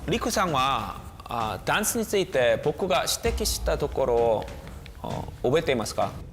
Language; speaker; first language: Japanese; non-native, learner; Korean